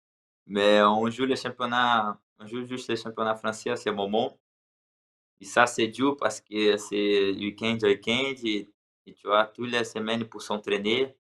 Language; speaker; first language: French; non-native, learner; Portuguese